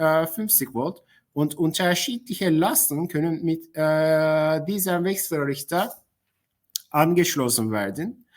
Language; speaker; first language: German; non-native, fluent; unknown